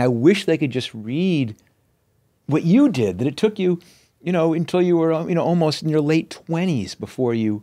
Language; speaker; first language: English; native; English